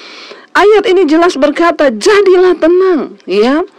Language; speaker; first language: Indonesian; native; Indonesian